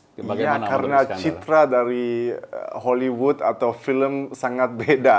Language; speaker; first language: Indonesian; early bilingual, heritage; German